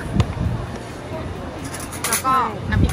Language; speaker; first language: Thai; native; Thai